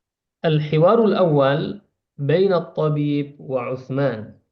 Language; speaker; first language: Arabic; non-native, fluent; Indonesian